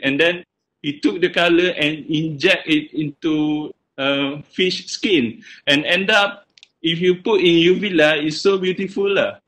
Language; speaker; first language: English; non-native, local second language; Malay